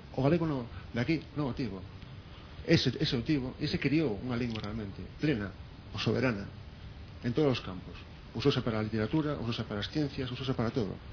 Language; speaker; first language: Galician; non-native, local second language; Spanish